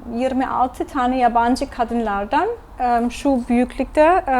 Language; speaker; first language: Turkish; non-native, fluent; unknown